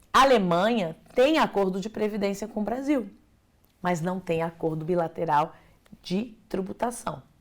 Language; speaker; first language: Portuguese; native; Portuguese